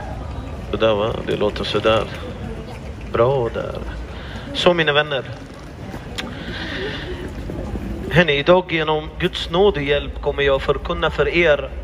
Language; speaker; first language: Swedish; non-native, fluent; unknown